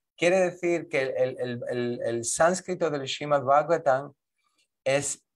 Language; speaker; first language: Spanish; native; Spanish